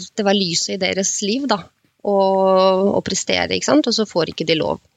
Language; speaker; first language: Norwegian; non-native, fluent; Russian